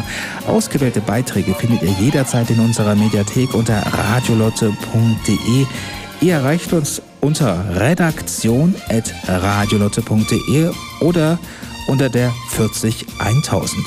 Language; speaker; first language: German; native; German